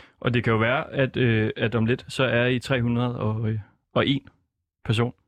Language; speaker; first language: Danish; native; Danish